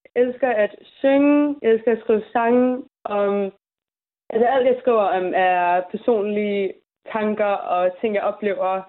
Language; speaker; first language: Danish; early bilingual, heritage; English